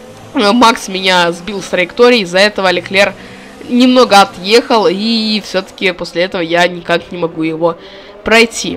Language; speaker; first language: Russian; native; Russian